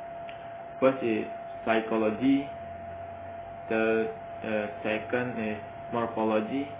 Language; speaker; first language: English; non-native, learner; Indonesian